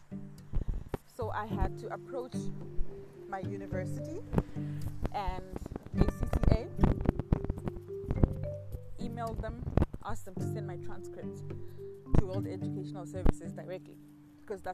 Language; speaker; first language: English; non-native, local second language; Shona